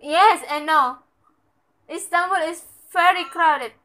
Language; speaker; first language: English; non-native, learner; Indonesian